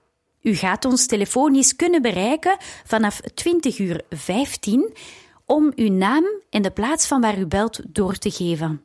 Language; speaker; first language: Dutch; native; Dutch